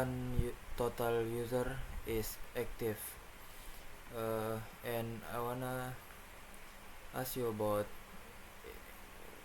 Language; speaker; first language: English; non-native, learner; Indonesian